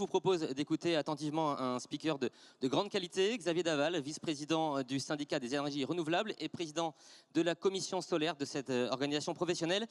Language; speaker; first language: French; native; French